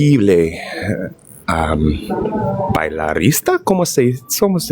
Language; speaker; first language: Spanish; non-native, learner; English